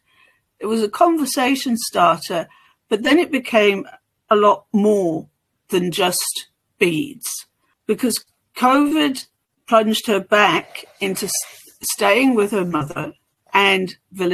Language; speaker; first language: English; native; English